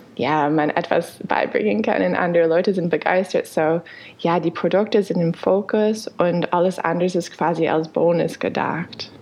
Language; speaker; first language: German; non-native, fluent; English